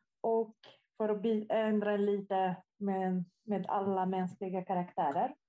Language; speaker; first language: Swedish; non-native, fluent; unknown